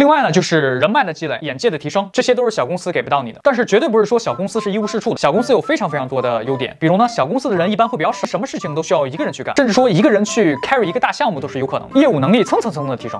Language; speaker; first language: Chinese; native; Chinese